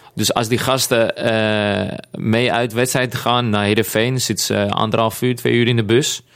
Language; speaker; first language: Dutch; non-native, fluent; Greek